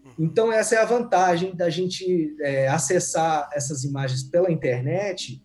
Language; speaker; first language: Portuguese; early bilingual, heritage; Portuguese